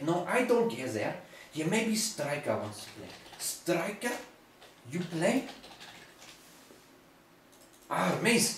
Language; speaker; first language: English; non-native, learner; German